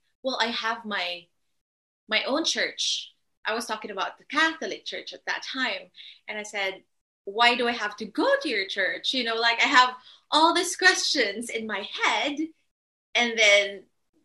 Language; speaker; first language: English; non-native, local second language; Filipino